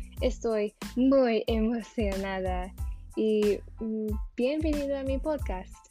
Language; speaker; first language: Spanish; non-native, learner; English